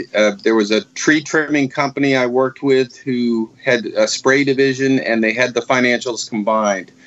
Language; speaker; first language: English; native; English